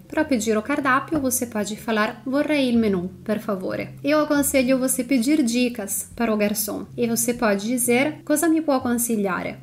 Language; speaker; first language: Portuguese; non-native, fluent; Italian